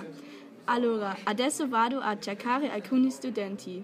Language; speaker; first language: Italian; non-native, learner; German